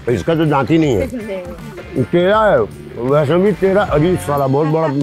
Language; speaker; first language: Hindi; native; Hindi